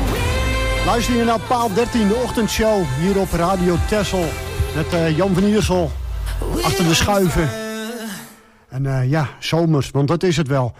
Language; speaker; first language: Dutch; native; Dutch